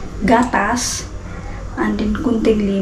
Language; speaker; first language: English; non-native, local second language; Filipino